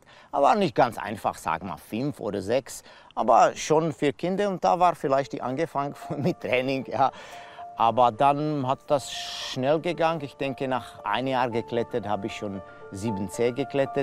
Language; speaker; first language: German; non-native, learner; Czech